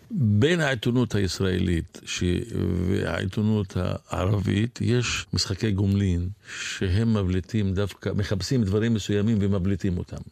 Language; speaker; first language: Hebrew; non-native, local second language; Arabic